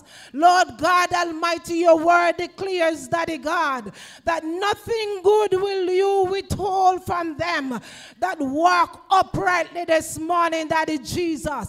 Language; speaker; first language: English; non-native, local second language; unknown